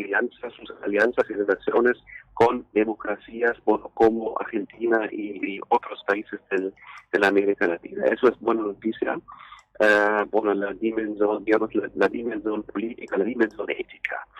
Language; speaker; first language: Spanish; non-native, fluent; German